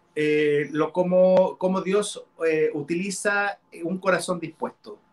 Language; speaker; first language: Spanish; non-native, local second language; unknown